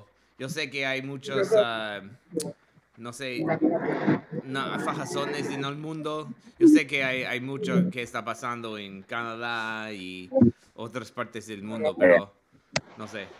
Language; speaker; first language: Spanish; non-native, learner; English